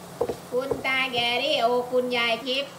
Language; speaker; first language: Norwegian; non-native, learner; Thai